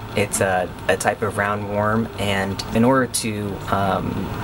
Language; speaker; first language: English; native; English